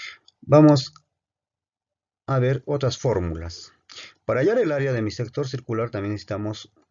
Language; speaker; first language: Spanish; native; Spanish